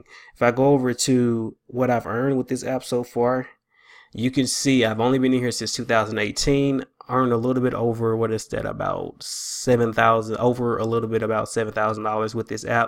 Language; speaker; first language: English; native; English